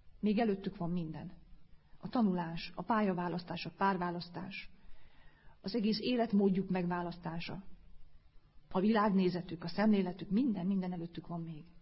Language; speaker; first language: Hungarian; native; Hungarian